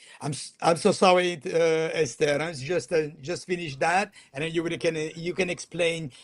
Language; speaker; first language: English; non-native, fluent; French